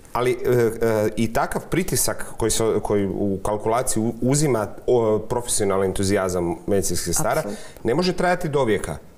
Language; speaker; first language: Croatian; native; Croatian